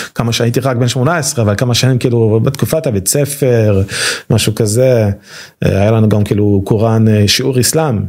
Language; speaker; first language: Hebrew; native; Hebrew